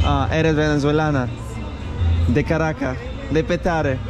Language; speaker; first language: Spanish; non-native, learner; Arabic